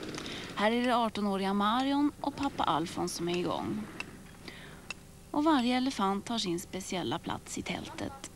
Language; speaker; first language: Swedish; native; Swedish